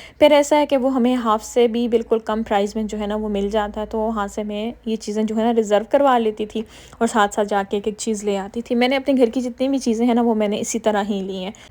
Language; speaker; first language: Urdu; native; Urdu